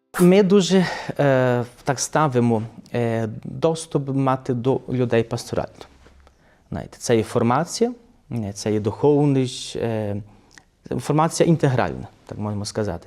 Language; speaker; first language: Ukrainian; early bilingual, heritage; Ukrainian